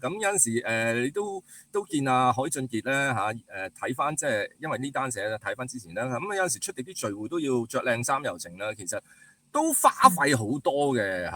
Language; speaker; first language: Cantonese; native; Cantonese